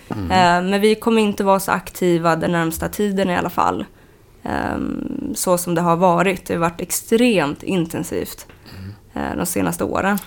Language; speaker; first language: Swedish; native; Swedish